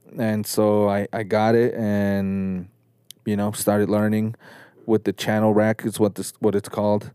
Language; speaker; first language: English; early bilingual, other home language; Spanish